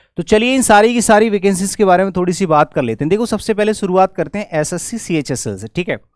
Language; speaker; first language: Hindi; native; Hindi